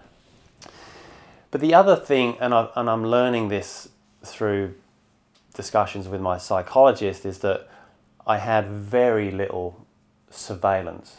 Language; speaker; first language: English; native; English